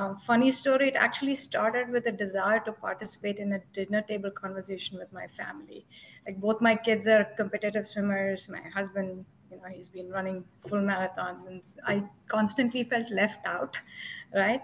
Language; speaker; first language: English; non-native, local second language; Telugu